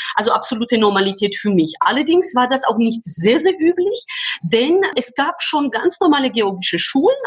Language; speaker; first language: German; non-native, fluent; Georgian